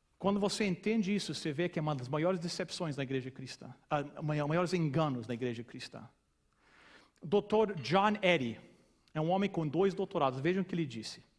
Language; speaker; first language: Portuguese; non-native, fluent; English